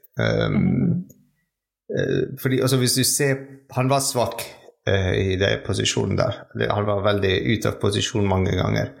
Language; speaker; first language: Norwegian; non-native, fluent; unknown